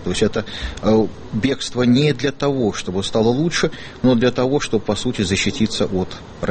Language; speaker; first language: Russian; native; Russian